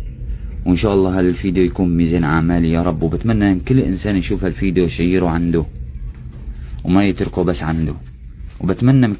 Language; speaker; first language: Arabic; native; Arabic